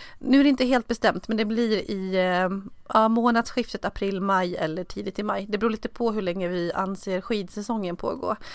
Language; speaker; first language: Swedish; native; Swedish